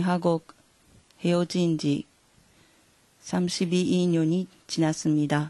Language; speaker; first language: Korean; non-native, fluent; Japanese